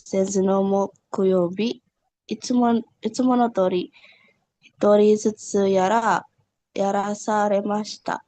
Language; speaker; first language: Japanese; non-native, learner; Indonesian